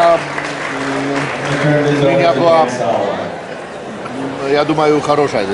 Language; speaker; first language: Russian; non-native, learner; Polish